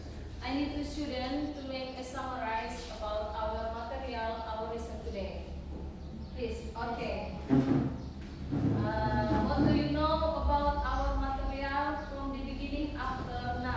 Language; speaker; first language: English; non-native, learner; Indonesian